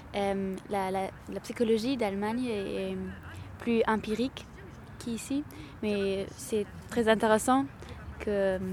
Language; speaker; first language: French; non-native, learner; German